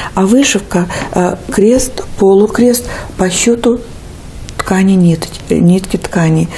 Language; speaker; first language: Russian; native; Russian